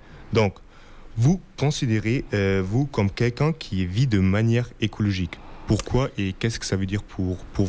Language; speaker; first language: French; non-native, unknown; German